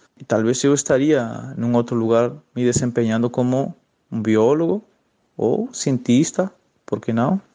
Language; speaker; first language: Portuguese; non-native, fluent; Spanish